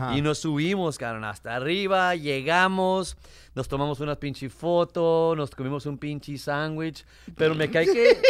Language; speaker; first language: Spanish; native; Spanish